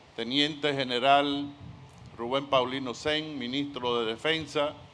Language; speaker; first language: Spanish; native; Spanish